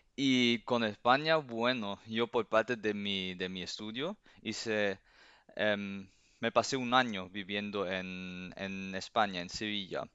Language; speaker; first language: Spanish; early bilingual, heritage; Spanish